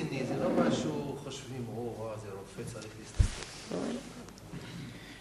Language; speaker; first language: Hebrew; non-native, fluent; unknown